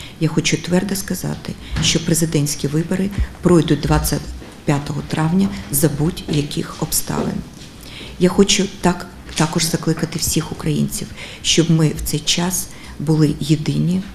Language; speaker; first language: Ukrainian; non-native, local second language; Russian